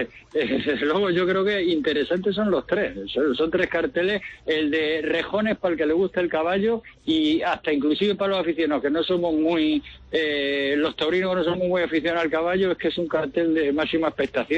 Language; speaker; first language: Spanish; native; Spanish